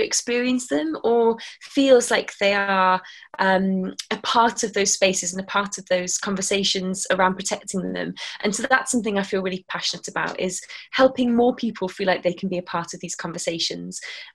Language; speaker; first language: English; native; English